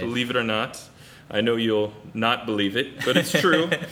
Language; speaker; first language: English; native; English